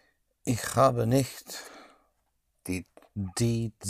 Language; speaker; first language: German; non-native, learner; English